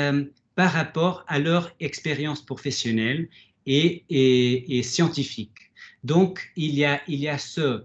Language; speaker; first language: French; non-native, fluent; Portuguese